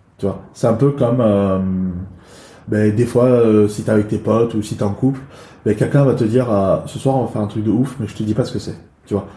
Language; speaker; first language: French; early bilingual, other home language; Chinese